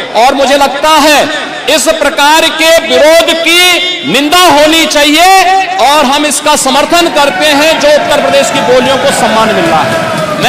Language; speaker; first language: Hindi; native; Hindi